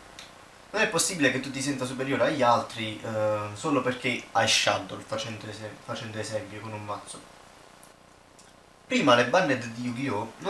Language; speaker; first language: Italian; native; Italian